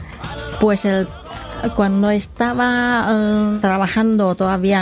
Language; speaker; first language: Spanish; non-native, learner; Khmer